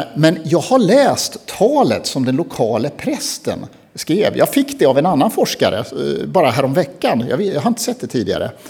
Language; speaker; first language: Swedish; native; Swedish